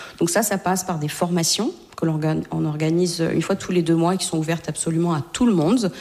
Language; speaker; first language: French; native; French